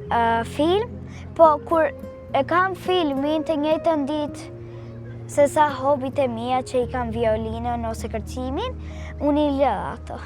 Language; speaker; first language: Albanian; early bilingual, heritage; Albanian